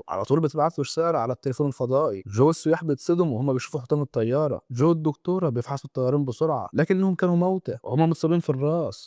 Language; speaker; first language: Arabic; native; Arabic